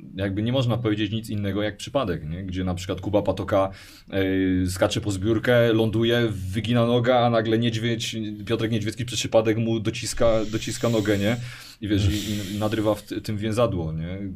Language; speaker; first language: Polish; native; Polish